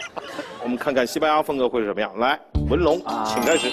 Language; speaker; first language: Chinese; native; Chinese